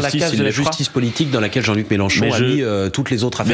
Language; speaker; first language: French; native; French